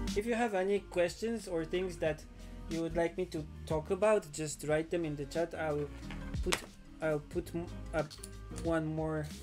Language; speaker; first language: English; non-native, fluent; Polish